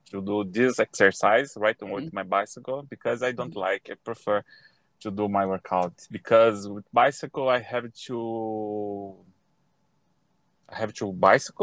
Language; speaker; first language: English; non-native, learner; Portuguese